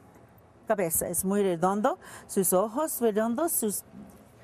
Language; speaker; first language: Spanish; non-native, learner; English